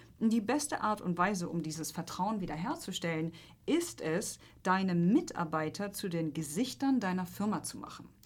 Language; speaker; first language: German; non-native, fluent; Polish